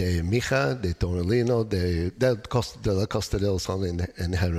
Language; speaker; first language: Spanish; non-native, learner; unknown